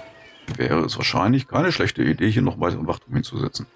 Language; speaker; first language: German; native; German